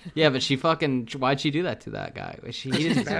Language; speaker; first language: English; native; English